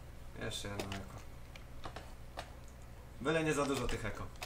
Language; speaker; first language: Polish; native; Polish